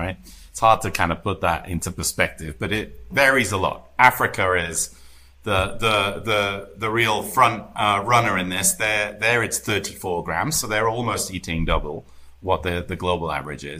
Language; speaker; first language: English; native; English